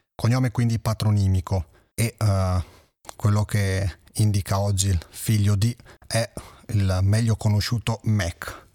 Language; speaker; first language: Italian; native; Italian